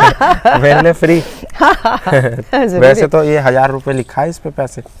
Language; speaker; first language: Hindi; native; Hindi